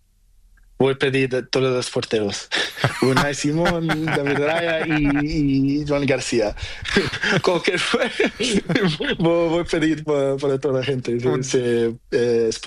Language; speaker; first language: Spanish; non-native, learner; Portuguese